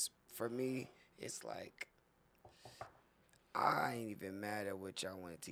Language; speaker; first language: English; native; English